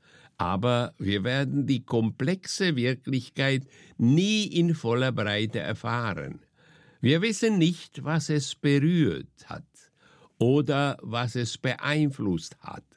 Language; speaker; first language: German; native; German